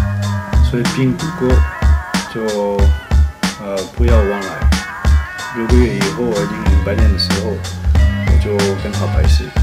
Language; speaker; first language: Chinese; non-native, fluent; French